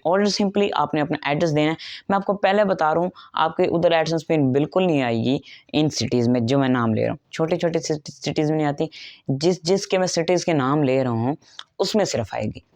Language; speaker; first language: Urdu; native; Urdu